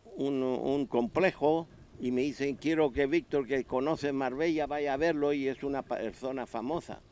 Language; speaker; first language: Spanish; native; Spanish